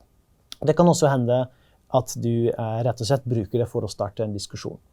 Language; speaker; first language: Norwegian; non-native, fluent; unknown